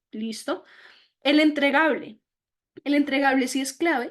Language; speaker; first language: Spanish; native; Spanish